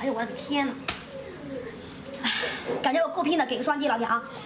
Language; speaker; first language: Chinese; native; Chinese